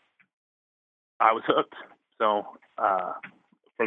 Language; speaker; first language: English; native; English